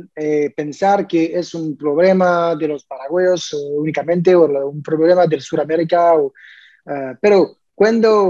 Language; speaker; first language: Spanish; non-native, learner; French